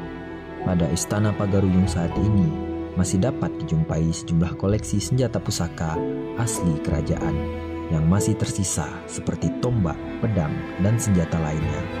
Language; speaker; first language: Malay; native; Malay